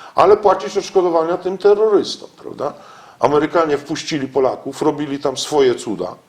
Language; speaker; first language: Polish; native; Polish